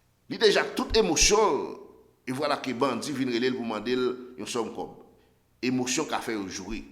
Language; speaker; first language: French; non-native, local second language; Haitian Creole